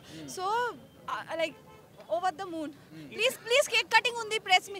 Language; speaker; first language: Telugu; non-native, learner; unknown